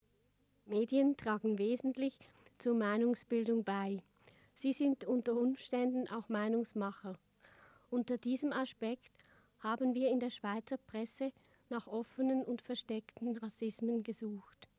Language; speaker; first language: German; native; German